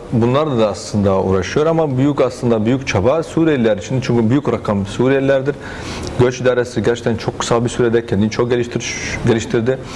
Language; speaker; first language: Turkish; non-native, fluent; Arabic